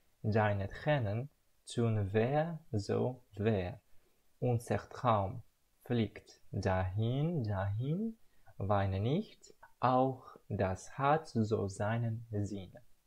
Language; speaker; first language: German; non-native, learner; Russian